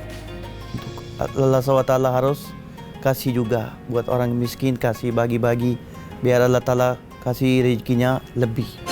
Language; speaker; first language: Indonesian; non-native, learner; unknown